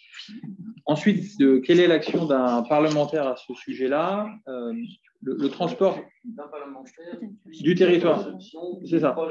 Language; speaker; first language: French; native; French